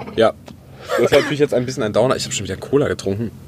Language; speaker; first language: German; native; German